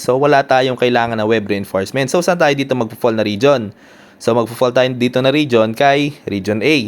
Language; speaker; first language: Filipino; native; Filipino